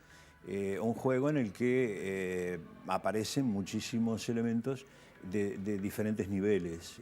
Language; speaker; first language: Spanish; native; Spanish